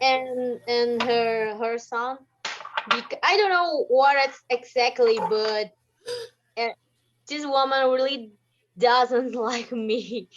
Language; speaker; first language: English; non-native, learner; Portuguese